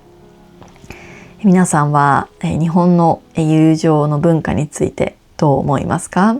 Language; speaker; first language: Japanese; native; Japanese